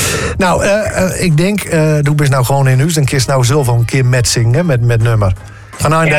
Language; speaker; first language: Dutch; native; Dutch